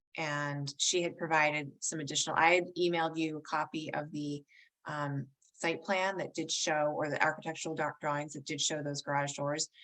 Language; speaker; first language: English; native; English